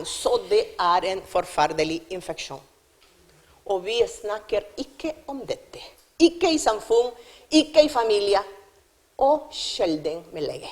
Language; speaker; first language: Norwegian; non-native, learner; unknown